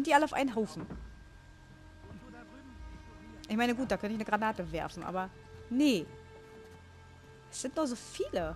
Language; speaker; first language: German; native; German